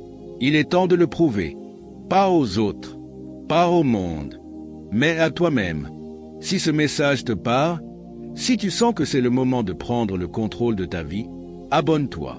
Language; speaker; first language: French; native; French